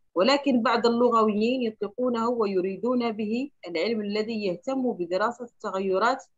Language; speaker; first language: Arabic; non-native, fluent; Chinese